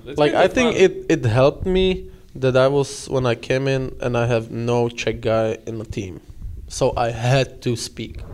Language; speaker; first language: English; non-native, fluent; Czech